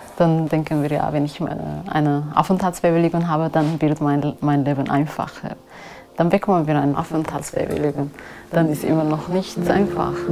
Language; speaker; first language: German; non-native, fluent; Tigrinya